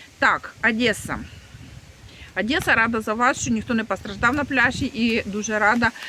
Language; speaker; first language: Ukrainian; non-native, local second language; Russian